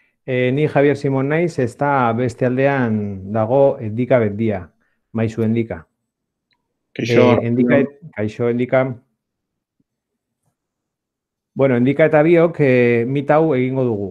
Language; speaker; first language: Basque; non-native, local second language; Spanish